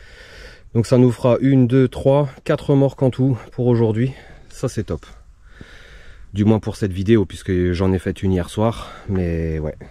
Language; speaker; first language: French; native; French